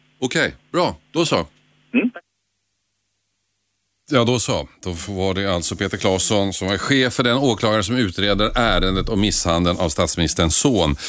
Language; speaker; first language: Swedish; native; Swedish